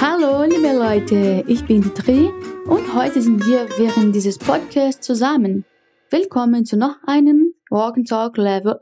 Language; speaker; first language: German; non-native, fluent; Portuguese